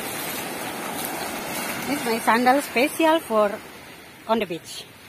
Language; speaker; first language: English; non-native, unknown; Indonesian